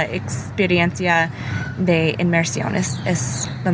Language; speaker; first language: Spanish; early bilingual, heritage; English